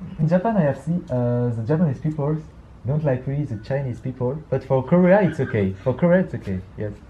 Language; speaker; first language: English; non-native, learner; French